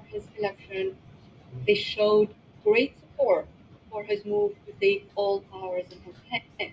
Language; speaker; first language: English; non-native, local second language; Arabic